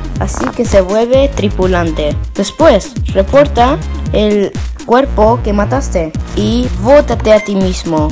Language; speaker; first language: Spanish; native; Spanish